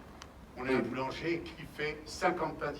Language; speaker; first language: French; native; French